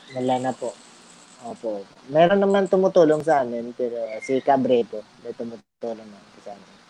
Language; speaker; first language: Filipino; native; Filipino